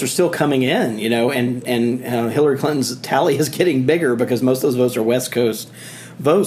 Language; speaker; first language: English; native; English